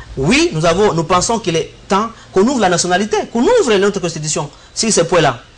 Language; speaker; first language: French; non-native, local second language; Swahili